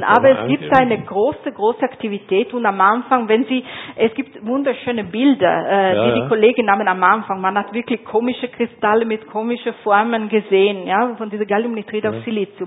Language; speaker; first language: German; non-native, fluent; Italian